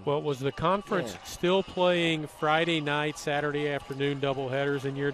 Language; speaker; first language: English; native; English